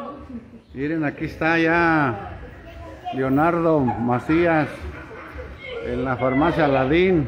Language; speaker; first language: Spanish; native; Spanish